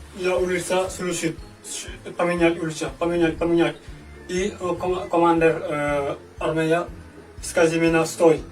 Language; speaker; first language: Russian; non-native, learner; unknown